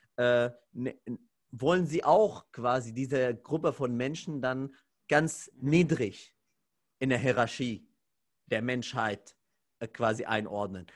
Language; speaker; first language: German; non-native, fluent; Arabic